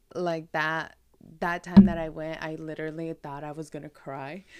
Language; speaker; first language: English; early bilingual, heritage; Spanish